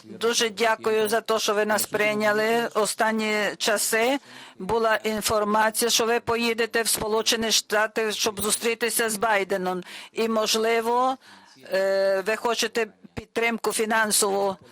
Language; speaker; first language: Ukrainian; early bilingual, heritage; Ukrainian